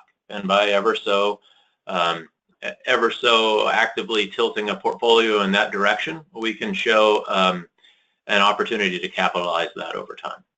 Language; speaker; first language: English; native; English